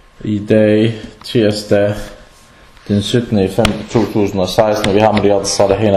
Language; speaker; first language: Danish; non-native, fluent; Arabic